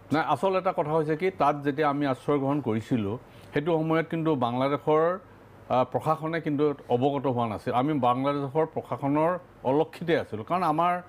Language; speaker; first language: Assamese; native; Assamese